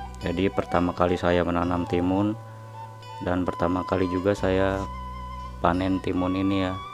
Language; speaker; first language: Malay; non-native, local second language; Sundanese